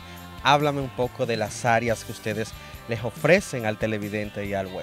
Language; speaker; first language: Spanish; native; Spanish